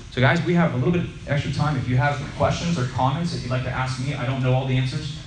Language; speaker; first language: English; native; English